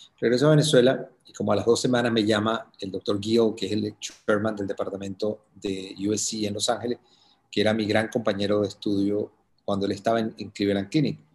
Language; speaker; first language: Spanish; native; Spanish